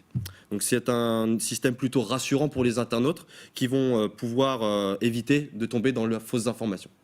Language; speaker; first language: French; native; French